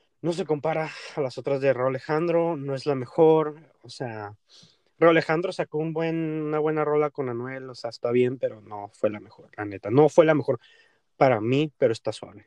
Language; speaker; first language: Spanish; early bilingual, heritage; Spanish